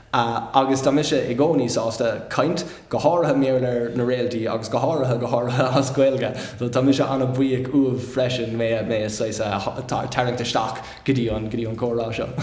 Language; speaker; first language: Irish; non-native, local second language; English